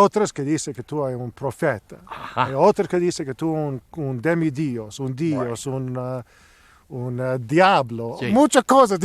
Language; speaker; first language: Spanish; non-native, learner; English